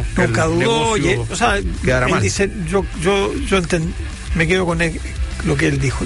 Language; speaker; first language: Spanish; native; Spanish